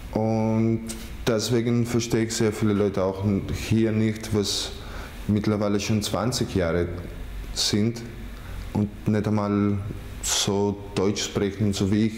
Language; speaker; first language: German; non-native, fluent; Greek